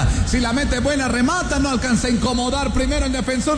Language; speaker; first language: Spanish; native; Spanish